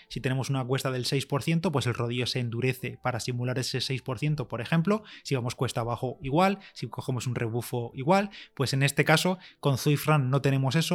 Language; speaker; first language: Spanish; native; Spanish